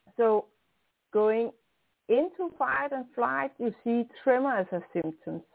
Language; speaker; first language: English; non-native, fluent; Danish